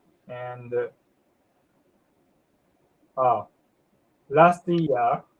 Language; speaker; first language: English; non-native, learner; Japanese